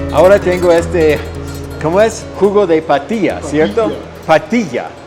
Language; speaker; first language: Spanish; non-native, learner; English